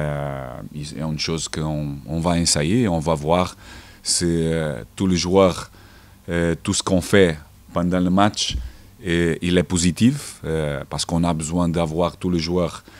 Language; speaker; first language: French; non-native, learner; Portuguese